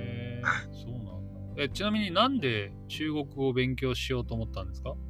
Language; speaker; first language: Japanese; native; Japanese